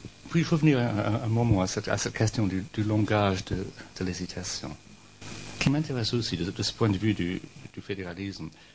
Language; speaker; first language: French; non-native, fluent; English